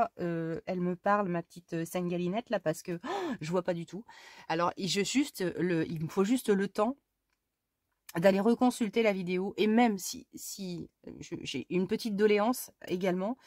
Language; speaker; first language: French; native; French